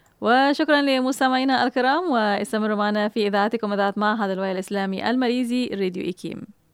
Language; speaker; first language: Arabic; non-native, fluent; Malay